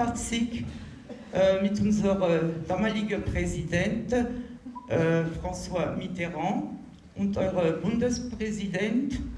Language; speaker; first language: German; non-native, fluent; French